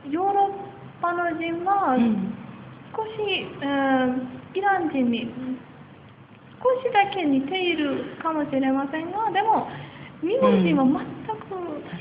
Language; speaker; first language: Japanese; non-native, learner; Persian